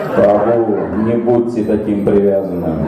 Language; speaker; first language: Russian; native; Russian